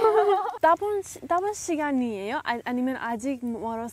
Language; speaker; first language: Korean; non-native, fluent; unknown